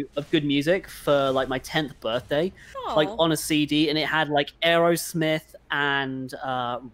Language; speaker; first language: English; native; English